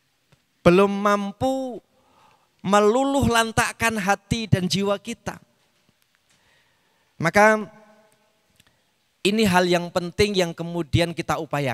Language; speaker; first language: Indonesian; native; Indonesian